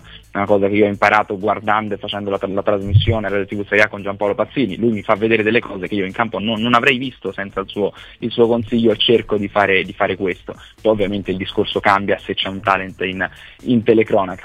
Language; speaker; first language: Italian; native; Italian